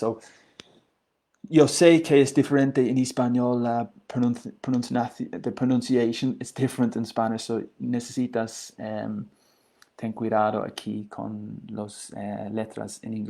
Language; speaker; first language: Spanish; non-native, learner; English